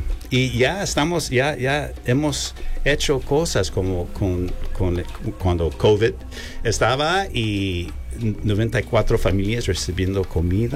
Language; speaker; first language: Spanish; non-native, fluent; English